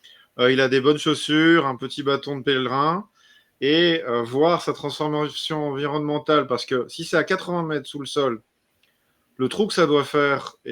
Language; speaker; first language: French; native; French